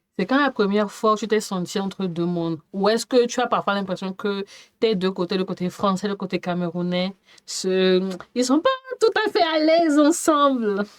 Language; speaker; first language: French; native; French